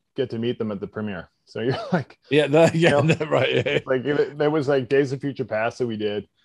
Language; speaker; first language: English; native; English